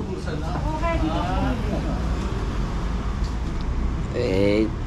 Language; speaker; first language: Filipino; native; Filipino